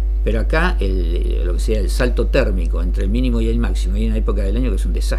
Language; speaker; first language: Spanish; native; Spanish